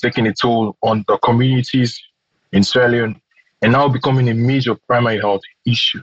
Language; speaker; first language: English; non-native, local second language; Krio